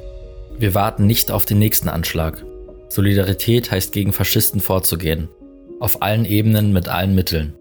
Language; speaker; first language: German; native; German